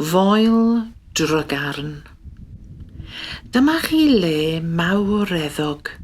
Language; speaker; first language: Welsh; native; Welsh